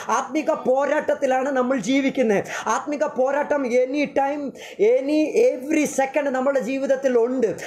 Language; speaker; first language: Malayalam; early bilingual, heritage; Malayalam